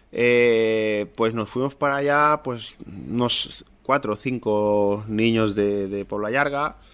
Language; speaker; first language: Spanish; non-native, local second language; Catalan